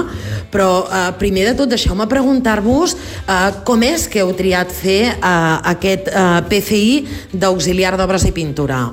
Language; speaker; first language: Catalan; native; Catalan